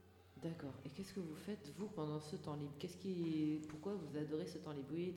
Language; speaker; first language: French; native; French